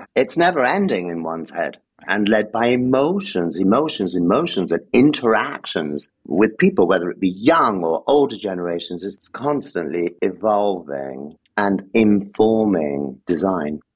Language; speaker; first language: English; native; English